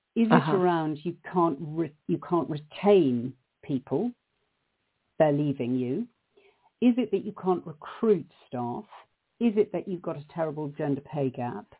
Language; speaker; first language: English; native; English